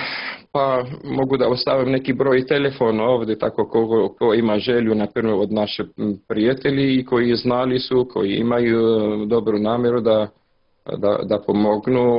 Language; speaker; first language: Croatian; non-native, learner; Arabic